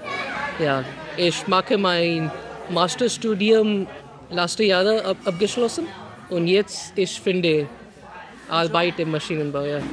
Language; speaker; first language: German; non-native, learner; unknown